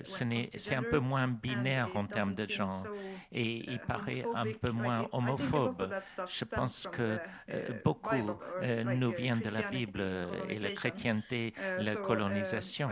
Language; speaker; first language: French; non-native, fluent; Swedish